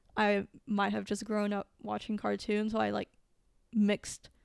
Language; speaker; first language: English; early bilingual, other home language; Filipino